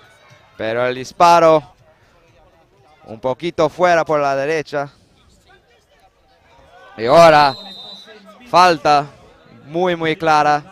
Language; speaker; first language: Spanish; non-native, fluent; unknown